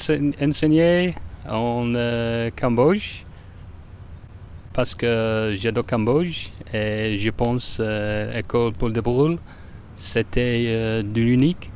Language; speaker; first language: French; non-native, learner; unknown